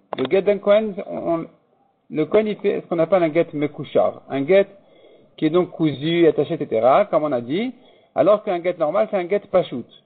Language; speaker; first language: French; native; French